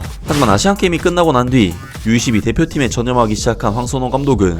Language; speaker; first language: Korean; native; Korean